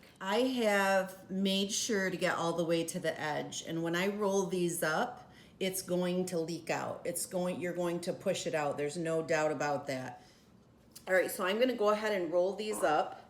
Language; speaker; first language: English; native; English